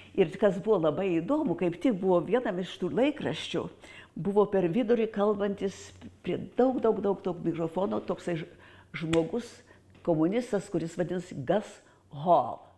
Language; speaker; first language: Lithuanian; early bilingual, heritage; Lithuanian